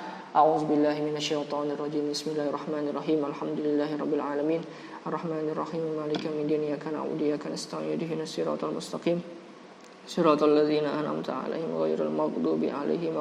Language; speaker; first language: Arabic; non-native, fluent; Indonesian